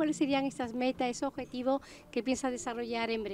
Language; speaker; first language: Spanish; native; Spanish